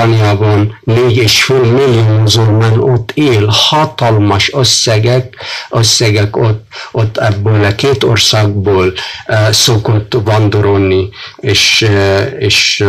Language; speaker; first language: Hungarian; non-native, fluent; Arabic